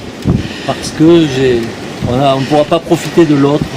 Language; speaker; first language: French; native; French